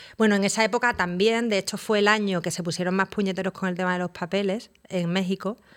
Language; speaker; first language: Spanish; native; Spanish